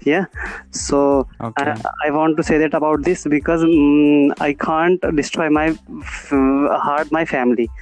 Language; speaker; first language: English; non-native, learner; Hindi